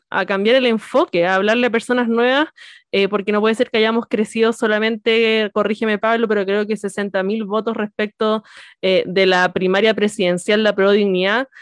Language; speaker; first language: Spanish; native; Spanish